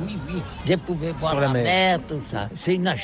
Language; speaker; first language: French; non-native, learner; Catalan